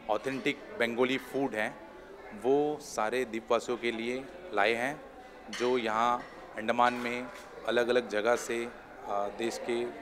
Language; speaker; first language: Hindi; native; Hindi